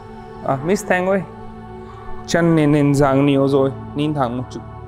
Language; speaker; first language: Vietnamese; non-native, learner; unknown